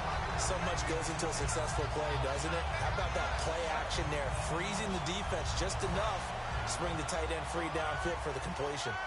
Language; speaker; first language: English; native; English